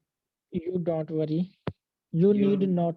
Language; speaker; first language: English; non-native, learner; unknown